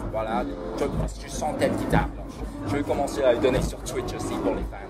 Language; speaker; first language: French; early bilingual, other home language; Cantonese